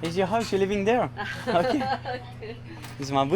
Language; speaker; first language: English; non-native, learner; French